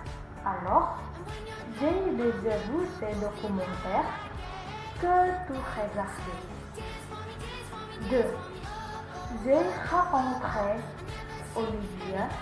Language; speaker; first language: French; non-native, learner; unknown